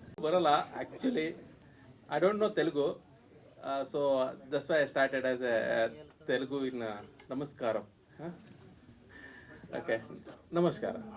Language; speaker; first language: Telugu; non-native, learner; Kannada